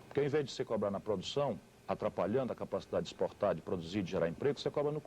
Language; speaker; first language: Portuguese; native; Portuguese